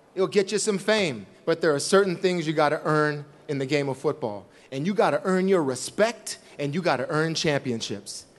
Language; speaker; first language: English; native; English